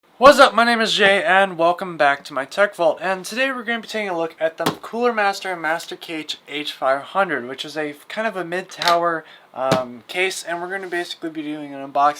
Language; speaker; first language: English; native; English